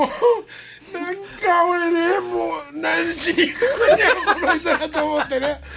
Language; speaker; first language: Japanese; native; Japanese